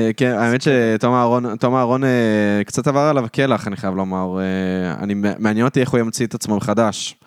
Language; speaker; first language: Hebrew; native; Hebrew